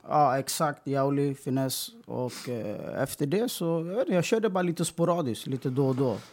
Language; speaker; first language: Swedish; early bilingual, other home language; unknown